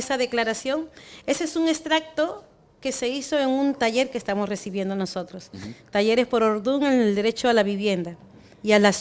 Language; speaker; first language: Spanish; native; Spanish